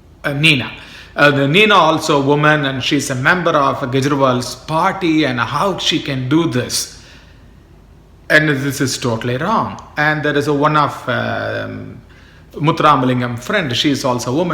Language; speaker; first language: English; non-native, local second language; Tamil